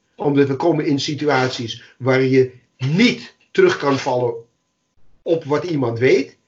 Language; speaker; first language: Dutch; non-native, fluent; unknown